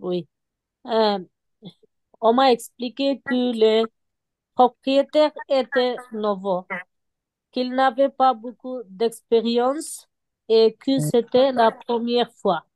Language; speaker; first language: French; non-native, learner; Bangla